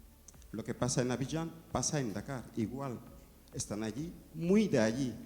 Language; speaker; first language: Spanish; non-native, fluent; Wolof